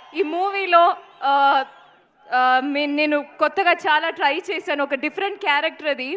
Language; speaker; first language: Telugu; non-native, fluent; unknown